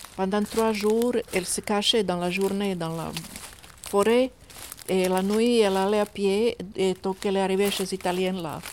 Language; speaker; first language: French; non-native, fluent; Croatian